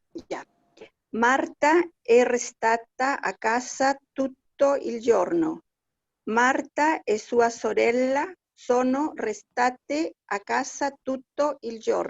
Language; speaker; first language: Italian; non-native, learner; Spanish